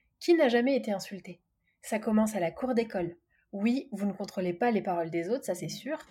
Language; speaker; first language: French; native; French